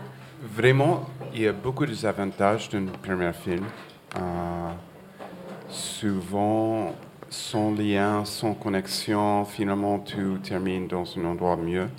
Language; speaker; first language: French; non-native, fluent; English